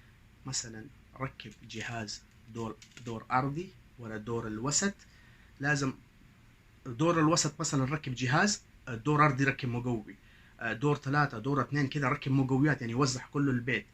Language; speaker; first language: Arabic; non-native, learner; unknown